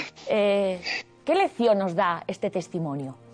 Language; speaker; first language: Spanish; native; Spanish